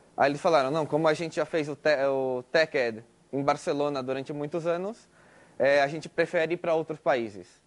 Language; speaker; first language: Portuguese; early bilingual, heritage; Spanish